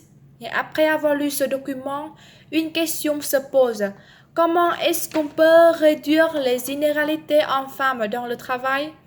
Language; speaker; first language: French; non-native, learner; Vietnamese